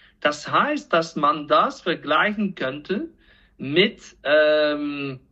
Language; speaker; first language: German; non-native, fluent; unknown